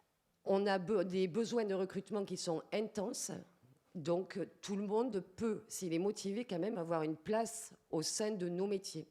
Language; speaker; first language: French; native; French